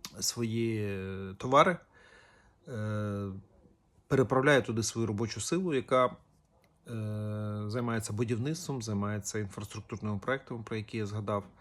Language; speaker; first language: Ukrainian; native; Ukrainian